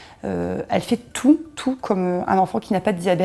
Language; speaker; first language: French; native; French